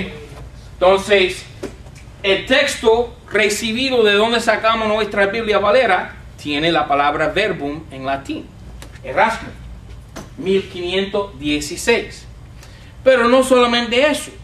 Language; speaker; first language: Spanish; non-native, fluent; English